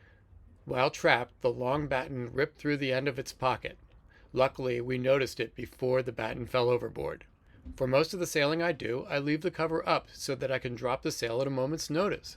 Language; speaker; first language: English; native; English